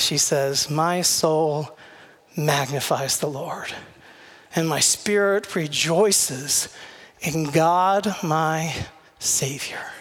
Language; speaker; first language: English; native; English